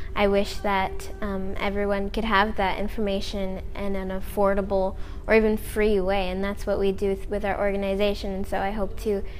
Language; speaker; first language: English; native; English